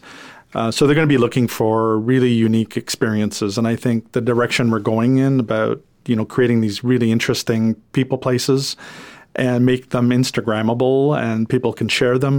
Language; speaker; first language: English; non-native, fluent; French